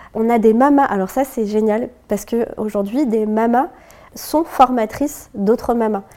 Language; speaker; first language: French; native; French